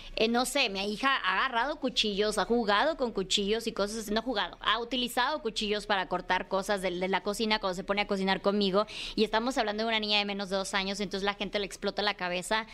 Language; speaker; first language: Spanish; native; Spanish